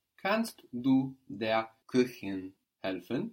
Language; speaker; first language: German; non-native, fluent; English